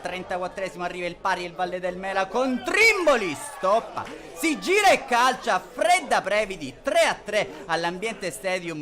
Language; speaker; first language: Italian; native; Italian